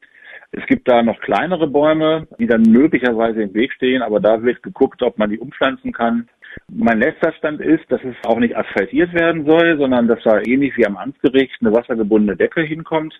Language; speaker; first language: German; native; German